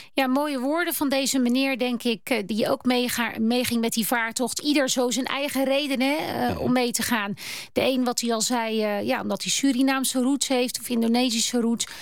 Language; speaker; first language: Dutch; native; Dutch